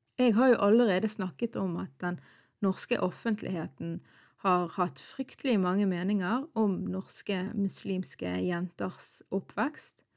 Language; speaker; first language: Norwegian; early bilingual, other home language; Arabic